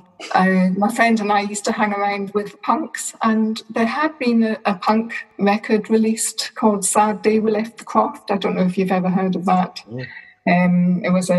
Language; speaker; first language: English; native; English